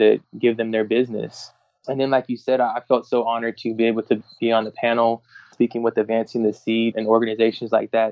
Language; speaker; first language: English; native; English